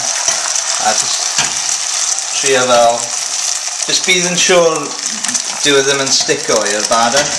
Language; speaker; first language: Welsh; non-native, local second language; English